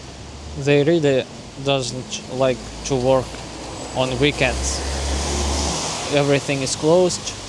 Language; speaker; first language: English; non-native, learner; Russian